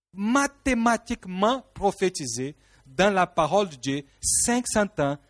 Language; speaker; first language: French; non-native, fluent; Portuguese